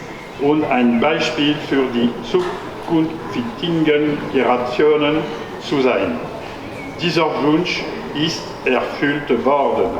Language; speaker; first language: German; non-native, learner; French